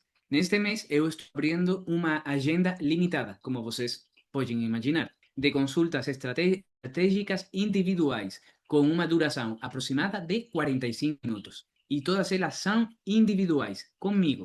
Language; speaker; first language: Portuguese; non-native, fluent; Spanish